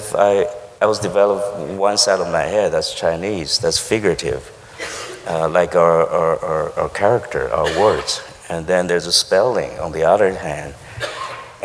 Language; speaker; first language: English; non-native, fluent; Chinese